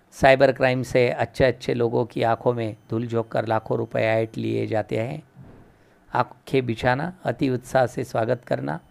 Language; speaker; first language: Hindi; non-native, local second language; Marathi